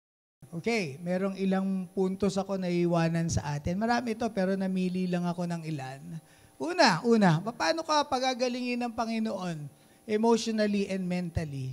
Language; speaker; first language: Filipino; native; Filipino